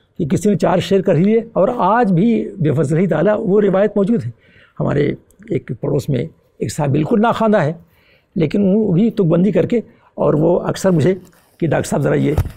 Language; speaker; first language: Urdu; native; Urdu